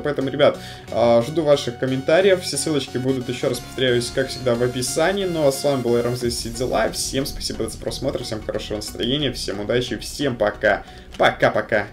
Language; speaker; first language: Russian; native; Russian